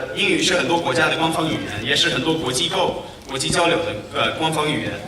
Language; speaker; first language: Chinese; non-native, fluent; English